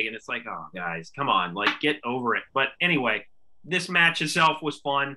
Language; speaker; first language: English; native; English